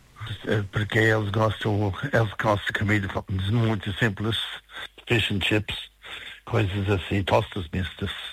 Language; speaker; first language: Portuguese; non-native, fluent; English